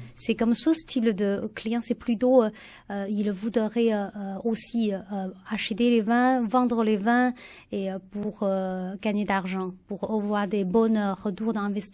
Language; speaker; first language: French; non-native, learner; Chinese